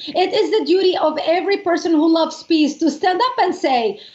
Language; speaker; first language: English; non-native, fluent; Arabic